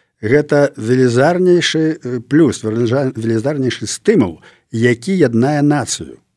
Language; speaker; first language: Belarusian; native; Belarusian